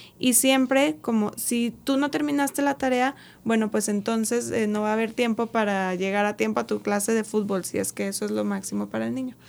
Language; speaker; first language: Spanish; native; Spanish